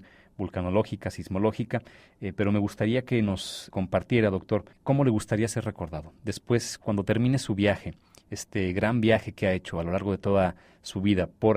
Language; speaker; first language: Spanish; native; Spanish